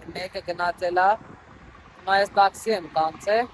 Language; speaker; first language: Armenian; non-native, learner; Hindi